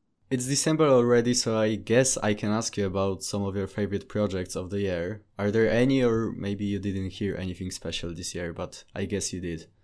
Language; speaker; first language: English; non-native, fluent; Polish